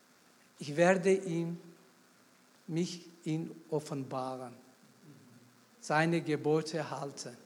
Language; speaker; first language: German; non-native, fluent; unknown